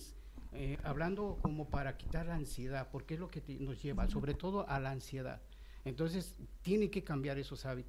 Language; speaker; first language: Spanish; native; Spanish